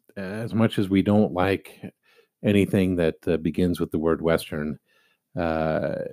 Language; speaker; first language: English; native; English